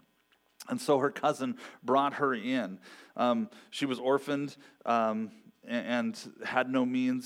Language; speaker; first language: English; native; English